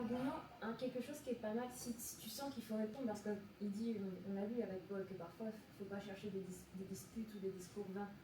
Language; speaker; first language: French; native; French